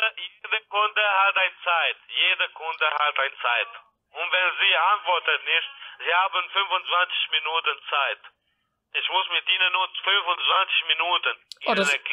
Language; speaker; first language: German; non-native, learner; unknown